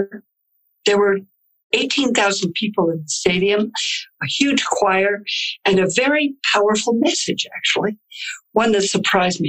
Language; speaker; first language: English; native; English